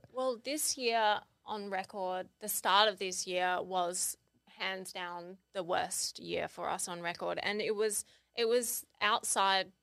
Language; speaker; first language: English; native; English